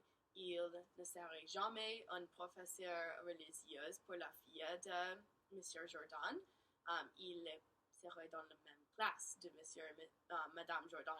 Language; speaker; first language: French; non-native, learner; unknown